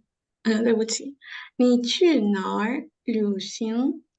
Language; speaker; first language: Chinese; non-native, learner; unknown